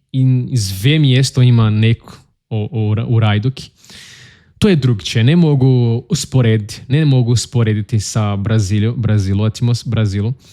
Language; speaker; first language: Bosnian; non-native, learner; Portuguese